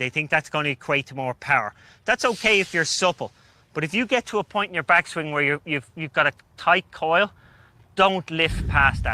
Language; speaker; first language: English; native; English